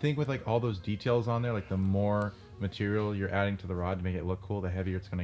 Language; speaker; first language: English; native; English